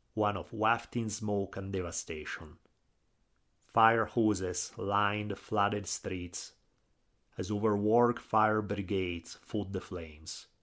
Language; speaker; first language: English; non-native, fluent; Italian